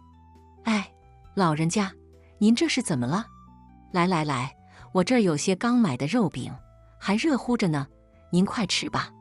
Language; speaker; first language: Chinese; native; Chinese